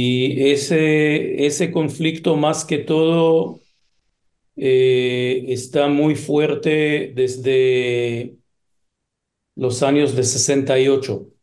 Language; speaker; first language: Spanish; non-native, fluent; Hebrew